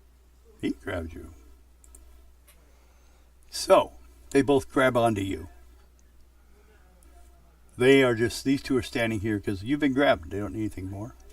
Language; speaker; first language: English; native; English